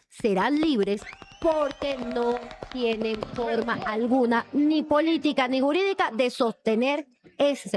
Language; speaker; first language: Spanish; native; Spanish